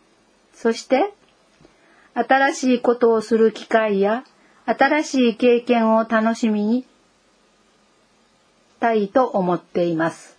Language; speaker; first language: Japanese; non-native, fluent; English